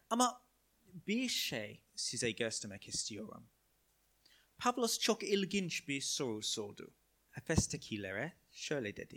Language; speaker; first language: Turkish; non-native, fluent; English